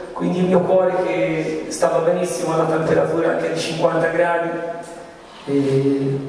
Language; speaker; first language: Italian; early bilingual, other home language; Arabic